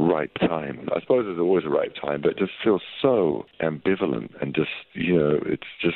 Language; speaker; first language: English; native; English